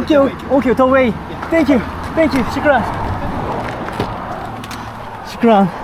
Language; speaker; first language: English; non-native, learner; Korean